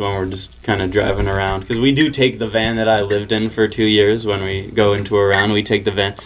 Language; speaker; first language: English; native; English